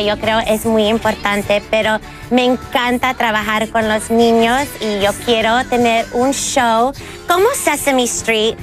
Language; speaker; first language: Spanish; early bilingual, heritage; English